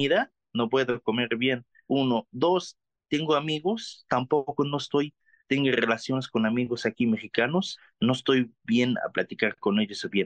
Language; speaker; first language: Spanish; non-native, learner; Arabic